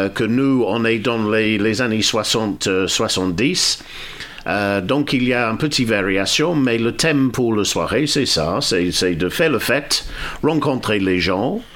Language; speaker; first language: French; non-native, fluent; English